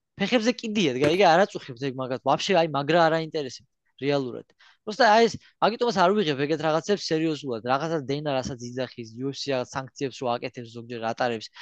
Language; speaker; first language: Georgian; native; Georgian